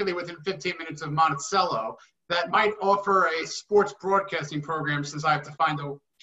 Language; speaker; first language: English; native; English